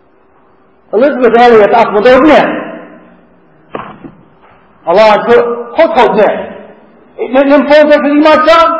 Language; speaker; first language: Hungarian; non-native, learner; English